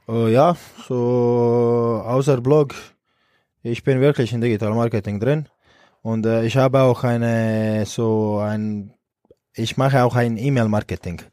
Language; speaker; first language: German; non-native, fluent; Croatian